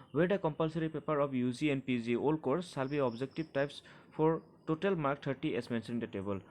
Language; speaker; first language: English; non-native, local second language; Assamese